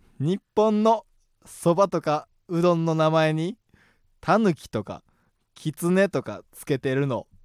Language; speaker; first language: Japanese; native; Japanese